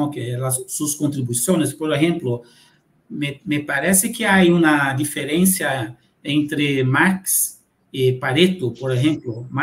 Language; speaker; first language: Spanish; non-native, fluent; Portuguese